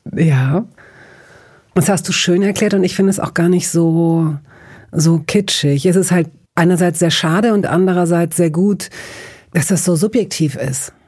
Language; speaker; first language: German; native; German